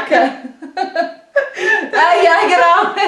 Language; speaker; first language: German; non-native, fluent; Portuguese